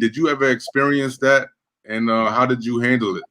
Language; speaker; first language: English; native; English